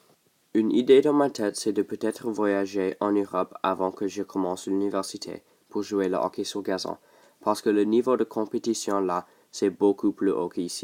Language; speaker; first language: French; non-native, local second language; English